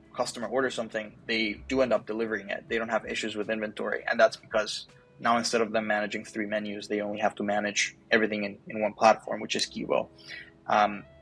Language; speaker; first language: English; early bilingual, other home language; Spanish